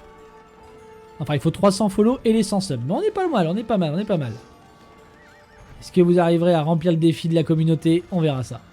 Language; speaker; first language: French; native; French